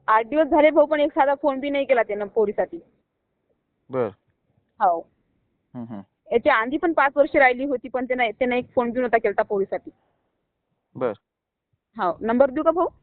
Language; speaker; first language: Marathi; native; Marathi